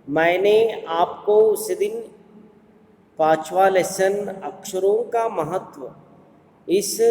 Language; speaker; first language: Hindi; non-native, local second language; Kannada